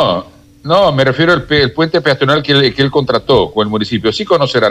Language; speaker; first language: Spanish; native; Spanish